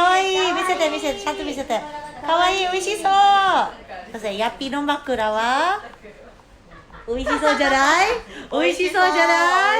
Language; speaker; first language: Japanese; non-native, learner; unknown